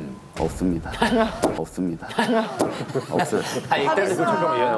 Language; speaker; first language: Korean; native; Korean